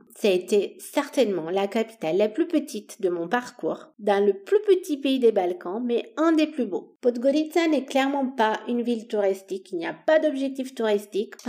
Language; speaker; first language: French; non-native, fluent; Romanian